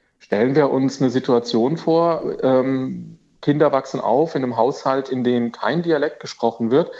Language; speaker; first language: German; native; German